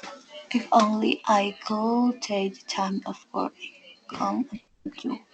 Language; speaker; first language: English; non-native, learner; Spanish